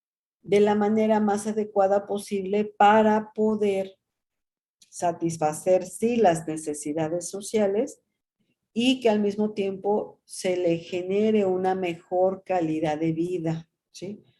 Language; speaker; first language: Spanish; native; Spanish